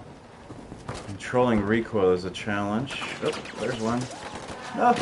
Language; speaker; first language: English; native; English